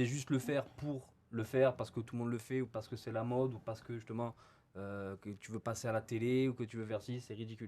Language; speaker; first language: French; native; French